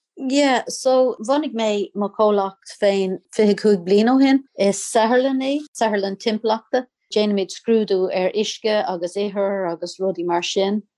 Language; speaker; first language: Irish; non-native, local second language; English